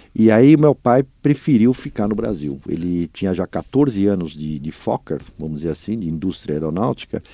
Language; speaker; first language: Portuguese; early bilingual, other home language; Dutch